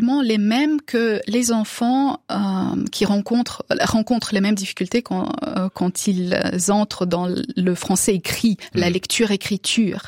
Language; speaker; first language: French; non-native, fluent; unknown